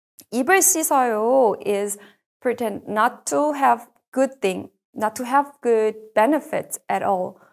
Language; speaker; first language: English; non-native, fluent; Korean